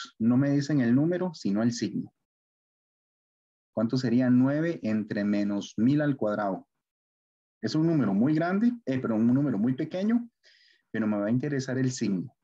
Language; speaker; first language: Spanish; native; Spanish